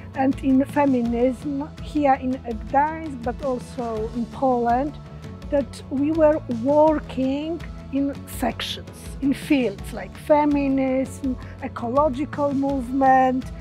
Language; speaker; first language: English; non-native, learner; Polish